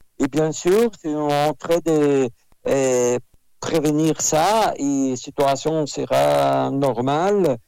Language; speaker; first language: French; non-native, fluent; Russian